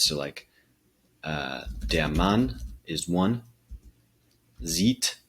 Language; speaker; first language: German; non-native, fluent; English